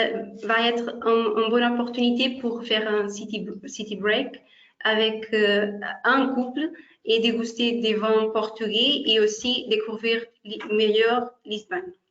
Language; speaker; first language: French; non-native, fluent; Portuguese